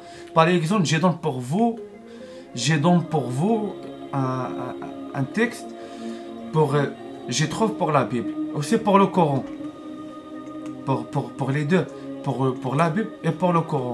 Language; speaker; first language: French; non-native, learner; Arabic